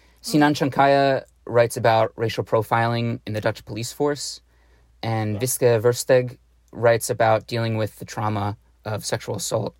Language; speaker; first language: English; native; English